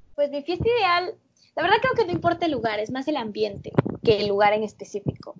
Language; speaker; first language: Spanish; native; Spanish